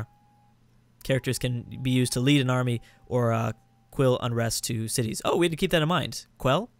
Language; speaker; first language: English; native; English